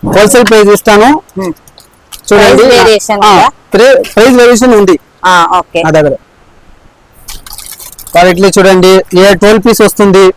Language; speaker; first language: Telugu; non-native, learner; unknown